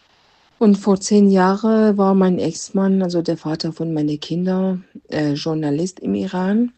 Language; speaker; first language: German; non-native, fluent; Persian